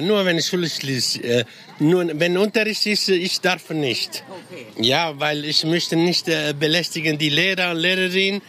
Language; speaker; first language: German; non-native, learner; Italian